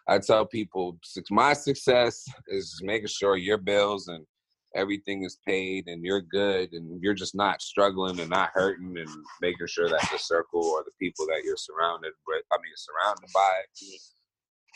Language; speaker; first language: English; native; English